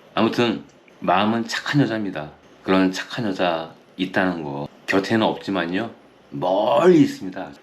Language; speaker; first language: Korean; native; Korean